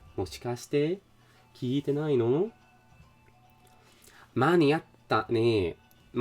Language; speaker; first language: Japanese; non-native, learner; English